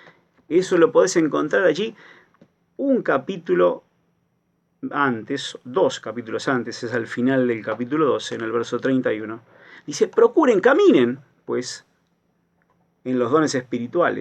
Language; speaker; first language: Spanish; native; Spanish